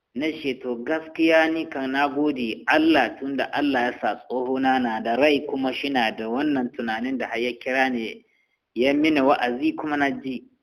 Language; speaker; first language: Hausa; non-native, local second language; Fula